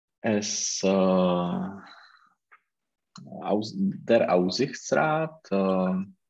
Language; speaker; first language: German; non-native, learner; Czech